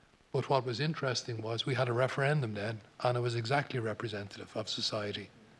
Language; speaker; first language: English; native; English